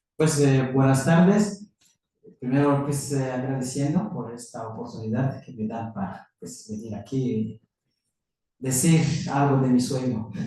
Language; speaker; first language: Spanish; non-native, fluent; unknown